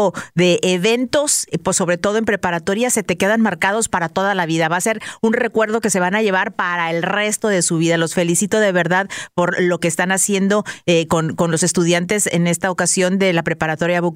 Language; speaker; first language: Spanish; native; Spanish